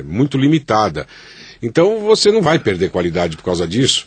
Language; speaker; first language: Portuguese; native; Portuguese